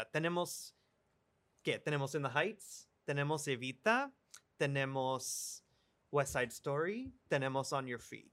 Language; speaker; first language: Spanish; early bilingual, other home language; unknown